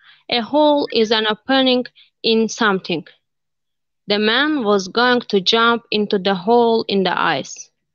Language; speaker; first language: English; non-native, learner; Azerbaijani